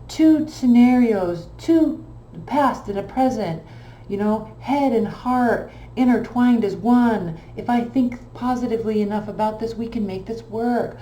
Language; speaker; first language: English; native; English